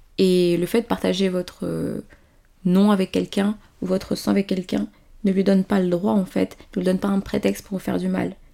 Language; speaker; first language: French; early bilingual, other home language; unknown